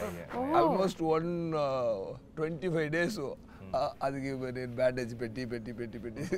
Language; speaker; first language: Telugu; non-native, local second language; Tamil